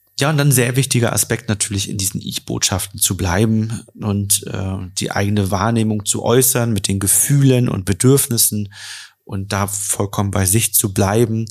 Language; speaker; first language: German; native; German